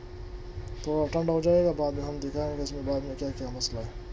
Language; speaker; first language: Hindi; non-native, local second language; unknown